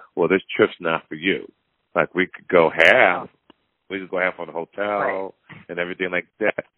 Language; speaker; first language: English; native; English